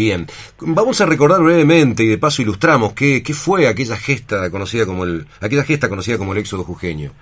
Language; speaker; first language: Spanish; native; Spanish